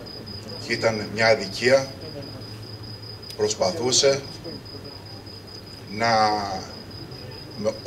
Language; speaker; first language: Greek; early bilingual, heritage; English